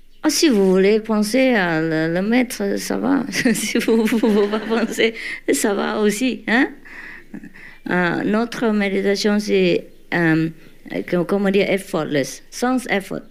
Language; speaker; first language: French; non-native, learner; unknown